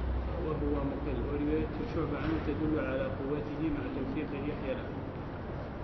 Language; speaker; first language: Arabic; native; Arabic